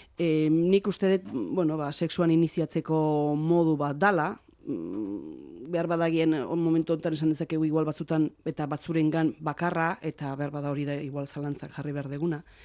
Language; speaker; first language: Basque; native; Basque